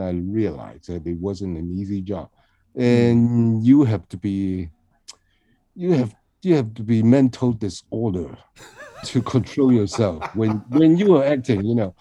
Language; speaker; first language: English; non-native, local second language; Cantonese